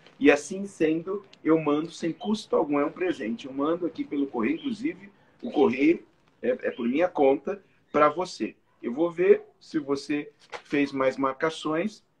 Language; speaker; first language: Portuguese; native; Portuguese